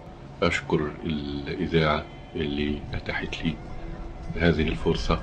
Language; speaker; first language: Arabic; native; Arabic